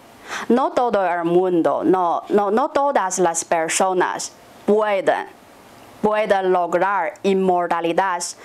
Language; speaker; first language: Spanish; non-native, fluent; Chinese